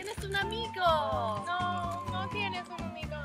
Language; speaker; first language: Spanish; non-native, learner; English